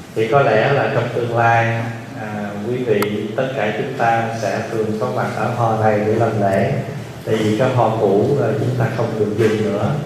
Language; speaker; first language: Vietnamese; early bilingual, heritage; Vietnamese